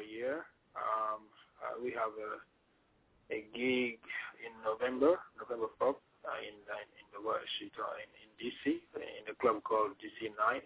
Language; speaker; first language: English; non-native, fluent; Ewe